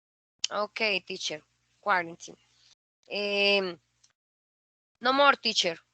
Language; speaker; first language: English; non-native, learner; Spanish